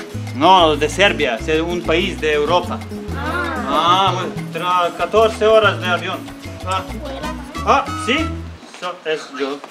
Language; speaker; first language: Spanish; non-native, learner; Serbian